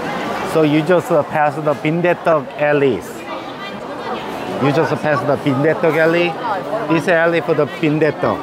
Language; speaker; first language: English; non-native, learner; Korean